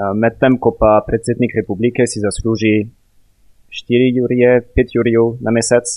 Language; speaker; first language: Slovenian; non-native, fluent; French